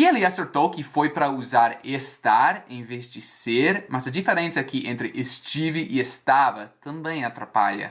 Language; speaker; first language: Portuguese; non-native, fluent; English